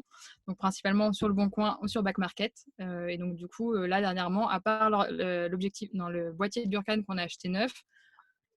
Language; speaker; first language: French; native; French